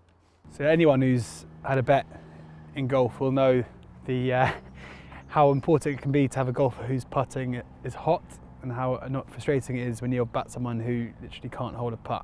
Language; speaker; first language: English; native; English